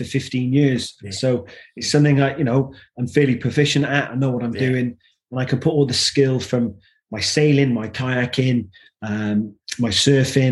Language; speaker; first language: English; native; English